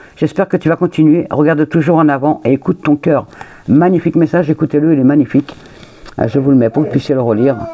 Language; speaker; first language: French; early bilingual, other home language; Portuguese